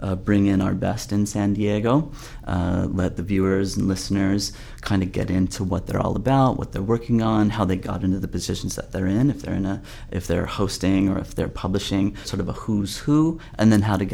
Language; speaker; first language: English; native; English